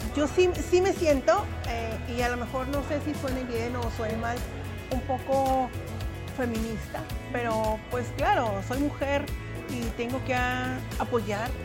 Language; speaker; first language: Spanish; native; Spanish